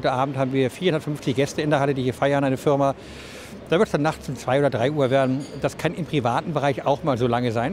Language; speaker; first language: German; native; German